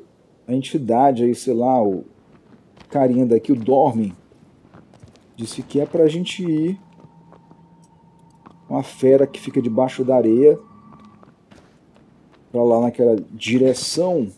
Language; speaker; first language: Portuguese; native; Portuguese